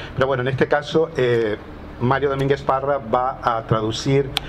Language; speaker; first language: Spanish; native; Spanish